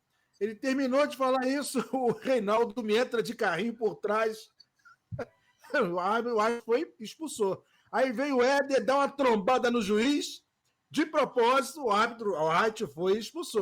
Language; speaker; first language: Portuguese; native; Portuguese